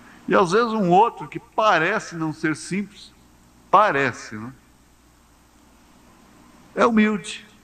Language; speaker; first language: Portuguese; native; Portuguese